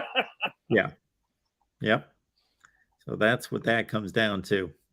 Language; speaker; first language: English; native; English